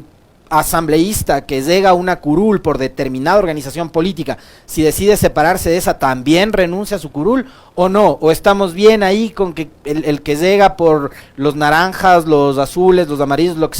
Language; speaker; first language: Spanish; native; Spanish